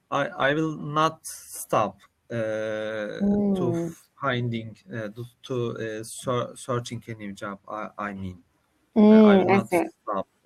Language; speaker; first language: English; non-native, learner; Turkish